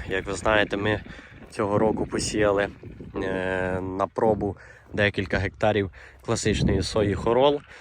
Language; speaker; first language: Ukrainian; native; Ukrainian